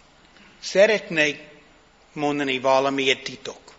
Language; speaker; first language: Hungarian; non-native, fluent; English